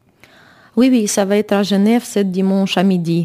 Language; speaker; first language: French; non-native, learner; Ukrainian